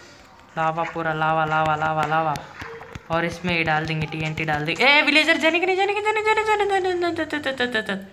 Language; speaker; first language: Hindi; native; Hindi